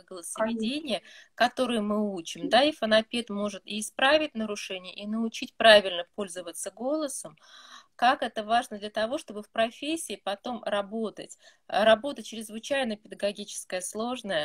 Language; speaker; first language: Russian; native; Russian